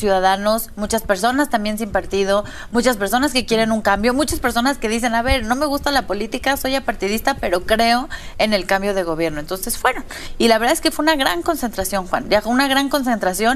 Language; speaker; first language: Spanish; native; Spanish